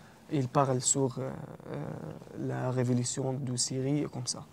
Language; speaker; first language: French; non-native, learner; Arabic